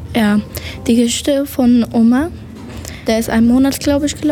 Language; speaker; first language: German; non-native, learner; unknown